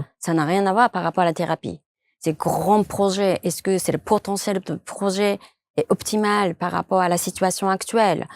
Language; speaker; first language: French; non-native, fluent; Japanese